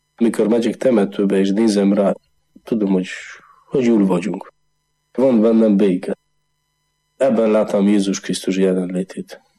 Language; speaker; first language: Hungarian; non-native, learner; Polish